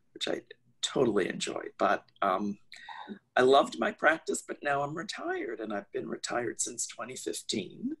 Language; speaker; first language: English; native; English